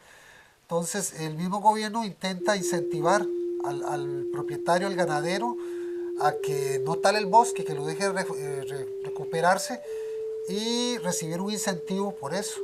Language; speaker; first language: Spanish; native; Spanish